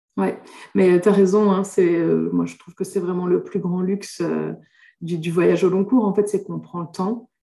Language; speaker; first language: French; native; French